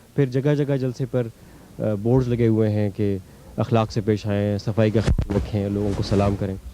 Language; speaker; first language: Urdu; native; Urdu